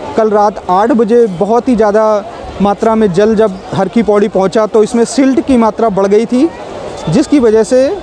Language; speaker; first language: Hindi; native; Hindi